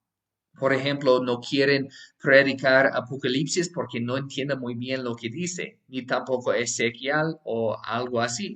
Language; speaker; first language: Spanish; non-native, fluent; English